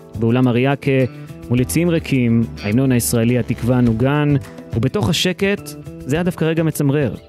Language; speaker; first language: Hebrew; native; Hebrew